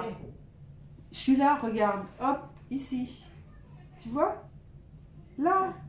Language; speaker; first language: French; native; French